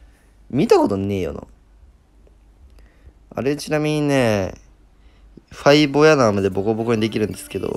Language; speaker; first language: Japanese; native; Japanese